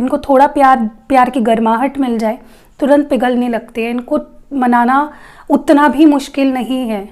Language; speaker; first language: Hindi; non-native, local second language; Marathi